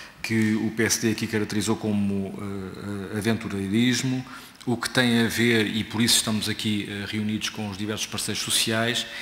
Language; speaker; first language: Portuguese; native; Portuguese